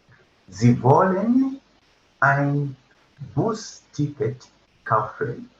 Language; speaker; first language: German; non-native, fluent; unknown